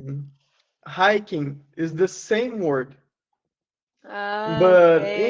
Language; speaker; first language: English; non-native, learner; Portuguese